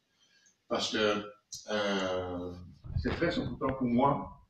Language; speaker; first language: French; non-native, fluent; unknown